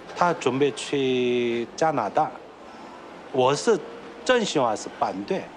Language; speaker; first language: Chinese; non-native, learner; Korean